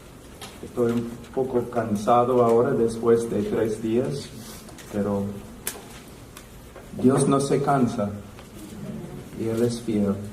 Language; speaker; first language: Spanish; non-native, fluent; English